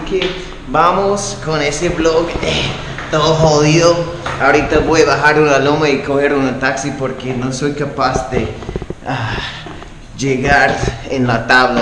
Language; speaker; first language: Spanish; native; Spanish